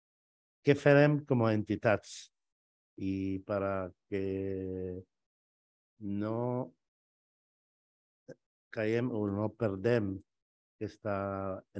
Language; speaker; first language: Catalan; non-native, fluent; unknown